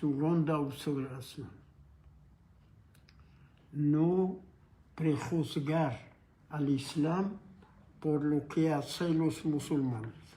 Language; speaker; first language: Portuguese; non-native, learner; Arabic